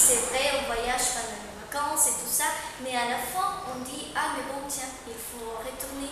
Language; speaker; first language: French; non-native, fluent; Spanish